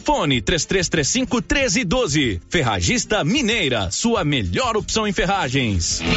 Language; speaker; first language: Portuguese; native; Portuguese